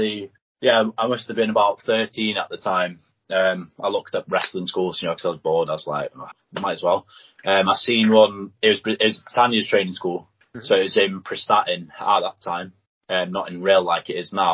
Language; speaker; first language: English; non-native, local second language; Welsh